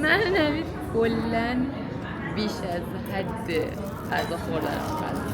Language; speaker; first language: Persian; native; Persian